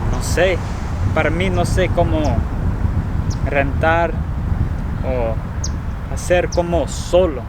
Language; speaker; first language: Spanish; non-native, learner; English